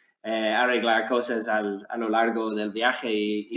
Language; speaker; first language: Spanish; non-native, learner; English